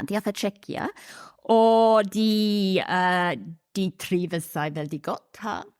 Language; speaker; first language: Norwegian; non-native, fluent; English